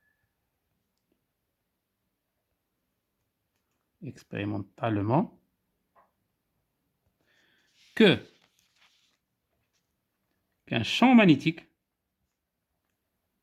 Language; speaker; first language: French; non-native, local second language; Arabic